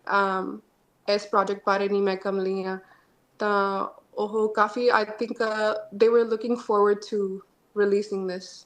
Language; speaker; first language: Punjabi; early bilingual, heritage; Punjabi